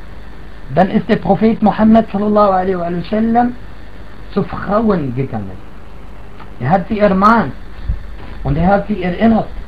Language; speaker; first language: German; non-native, fluent; Arabic